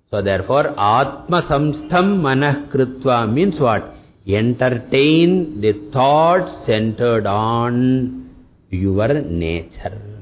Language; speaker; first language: English; non-native, local second language; Tamil